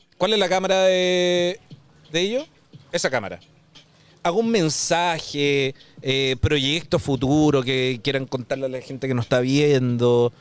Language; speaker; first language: Spanish; native; Spanish